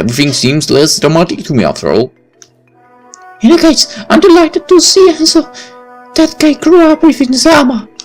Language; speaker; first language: English; non-native, fluent; Polish